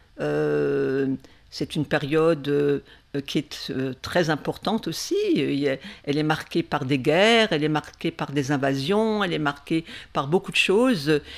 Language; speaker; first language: French; native; French